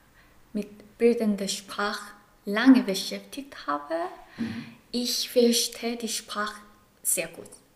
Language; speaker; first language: German; non-native, fluent; Korean